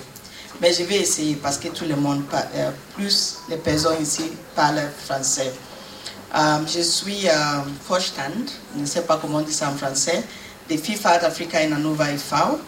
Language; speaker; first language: French; non-native, learner; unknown